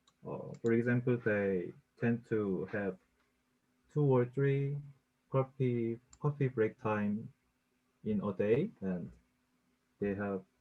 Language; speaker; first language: English; non-native, learner; Korean